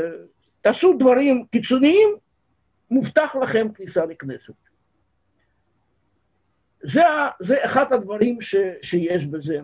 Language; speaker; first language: Hebrew; non-native, fluent; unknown